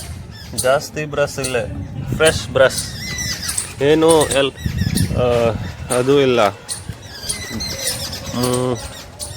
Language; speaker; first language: Kannada; non-native, local second language; Hindi